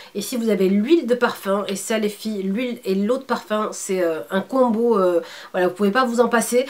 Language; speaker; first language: French; early bilingual, other home language; Arabic